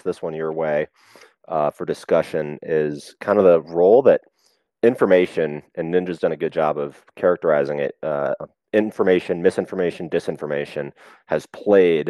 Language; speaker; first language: English; native; English